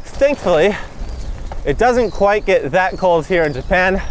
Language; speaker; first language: English; native; English